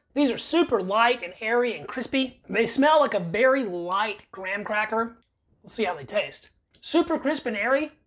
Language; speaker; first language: English; native; English